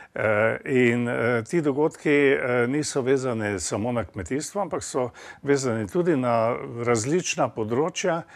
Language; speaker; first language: Slovenian; native; Slovenian